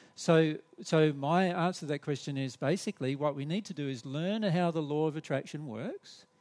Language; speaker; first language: English; native; English